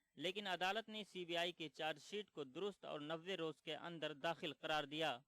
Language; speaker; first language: Urdu; native; Urdu